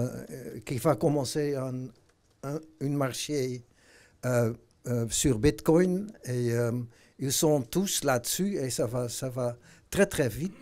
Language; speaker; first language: French; non-native, fluent; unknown